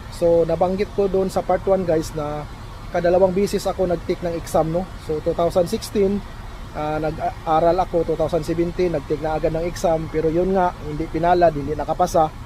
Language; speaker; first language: Filipino; non-native, local second language; Cebuano